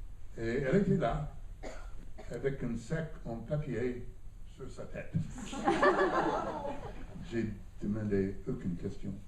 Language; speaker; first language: French; non-native, learner; English